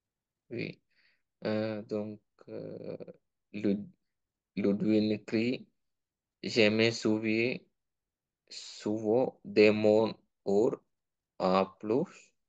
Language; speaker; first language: French; non-native, learner; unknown